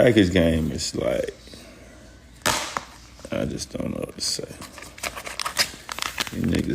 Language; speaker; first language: English; native; English